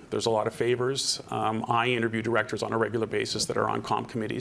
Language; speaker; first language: English; native; English